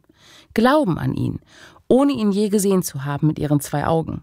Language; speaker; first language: German; native; German